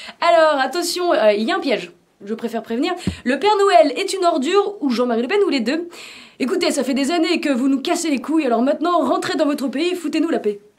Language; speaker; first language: French; native; French